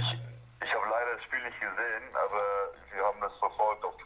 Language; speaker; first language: German; non-native, fluent; Afrikaans